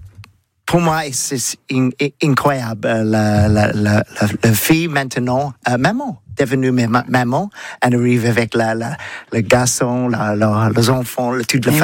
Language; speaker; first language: French; non-native, learner; English